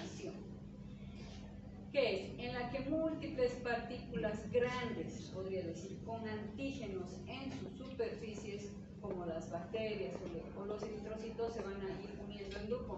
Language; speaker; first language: Spanish; native; Spanish